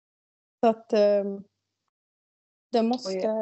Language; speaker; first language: Swedish; native; Swedish